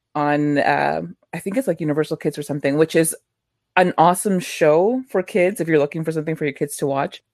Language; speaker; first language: English; early bilingual, other home language; Spanish